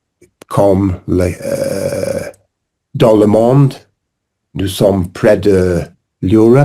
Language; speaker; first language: French; non-native, learner; English